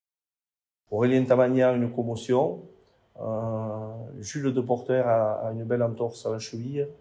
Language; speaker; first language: French; native; French